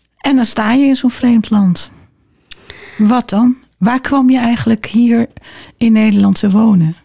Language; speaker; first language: Dutch; native; Dutch